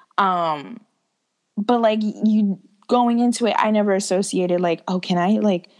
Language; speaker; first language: English; native; English